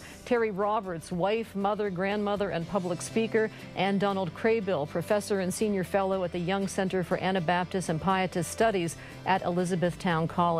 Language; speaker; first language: English; native; English